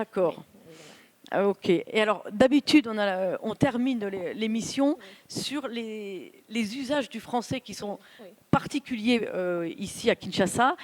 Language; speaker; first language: French; native; French